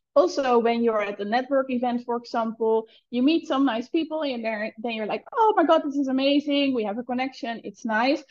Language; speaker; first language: English; non-native, fluent; Dutch